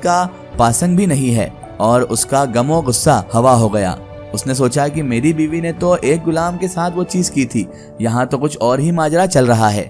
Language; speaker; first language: Hindi; native; Hindi